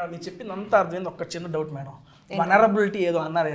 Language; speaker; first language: Telugu; native; Telugu